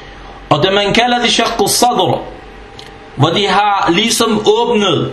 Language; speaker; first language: Danish; non-native, fluent; Arabic